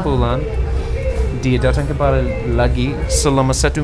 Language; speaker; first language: Indonesian; non-native, learner; English